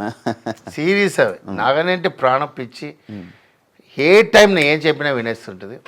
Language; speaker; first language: Telugu; non-native, local second language; Tamil